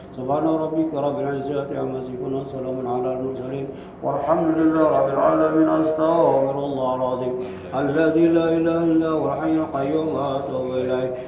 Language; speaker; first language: Arabic; non-native, fluent; Indonesian